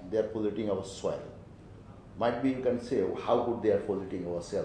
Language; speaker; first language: English; non-native, local second language; Bangla